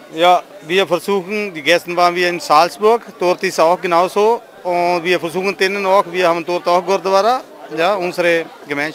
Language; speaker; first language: German; non-native, learner; Punjabi